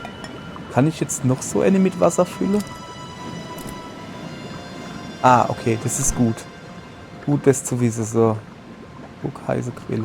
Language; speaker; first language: German; native; German